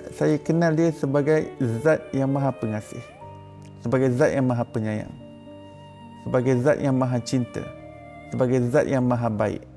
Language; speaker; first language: Malay; native; Malay